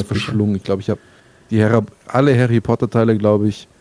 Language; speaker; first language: German; native; German